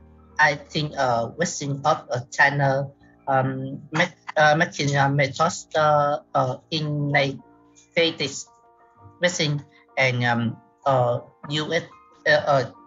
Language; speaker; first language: English; non-native, learner; Vietnamese